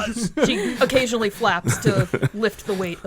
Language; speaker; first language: English; native; English